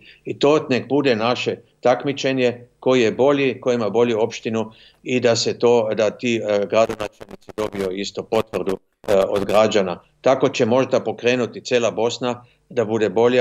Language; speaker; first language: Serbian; non-native, fluent; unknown